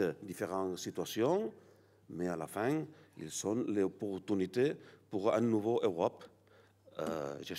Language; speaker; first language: French; non-native, learner; Catalan